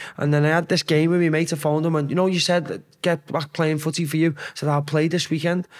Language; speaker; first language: English; native; English